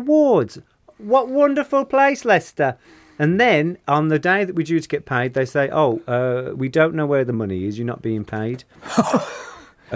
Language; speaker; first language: English; native; English